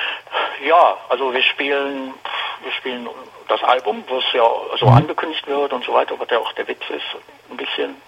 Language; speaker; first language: German; native; German